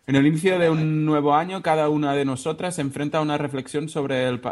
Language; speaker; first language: Spanish; non-native, local second language; Catalan